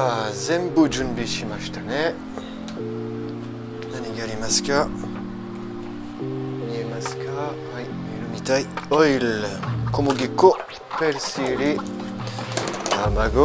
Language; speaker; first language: Japanese; non-native, learner; French